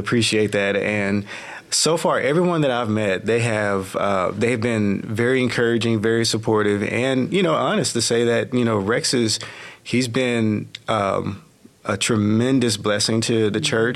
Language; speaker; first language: English; native; English